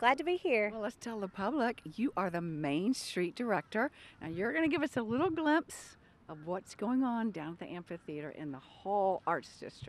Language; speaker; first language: English; native; English